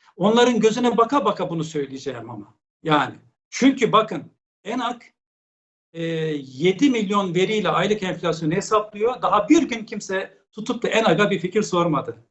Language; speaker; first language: Turkish; native; Turkish